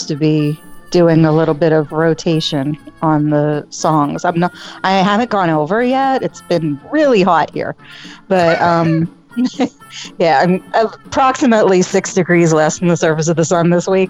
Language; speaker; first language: English; native; English